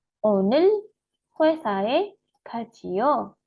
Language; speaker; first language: Korean; non-native, fluent; Indonesian